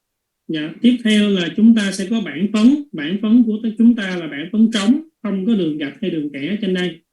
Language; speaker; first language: Vietnamese; native; Vietnamese